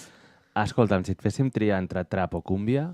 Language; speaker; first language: Catalan; native; Catalan